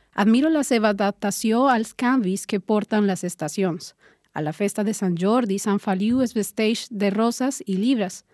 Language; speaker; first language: Catalan; non-native, learner; Spanish